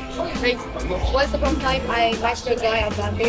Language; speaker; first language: English; non-native, learner; Chinese